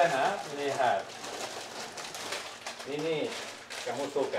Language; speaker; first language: Indonesian; non-native, learner; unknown